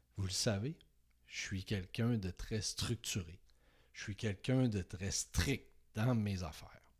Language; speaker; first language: French; native; French